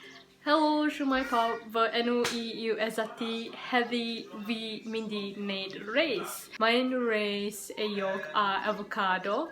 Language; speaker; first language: Welsh; non-native, learner; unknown